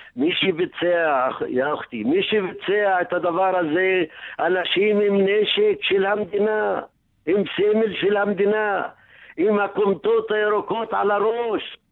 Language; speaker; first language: Hebrew; non-native, local second language; Arabic